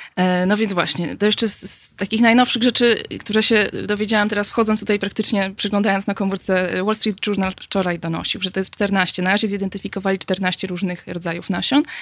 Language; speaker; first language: Polish; native; Polish